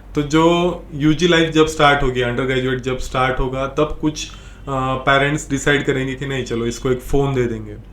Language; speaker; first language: Hindi; non-native, local second language; Marathi